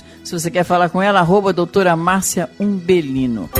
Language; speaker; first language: Portuguese; native; Portuguese